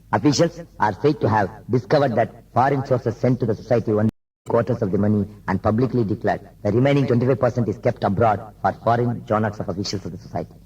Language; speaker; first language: English; non-native, local second language; Tamil